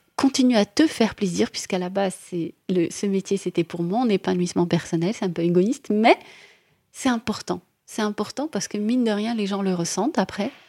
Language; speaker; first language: French; non-native, local second language; Arabic